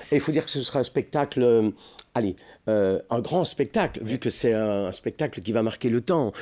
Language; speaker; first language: French; early bilingual, other home language; Italian